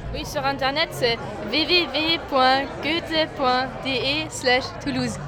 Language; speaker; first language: French; non-native, fluent; German